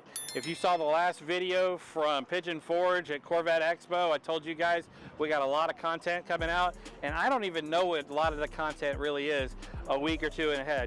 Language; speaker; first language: English; native; English